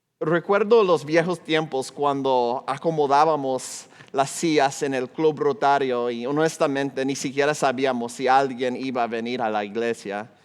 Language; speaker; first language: Spanish; non-native, fluent; English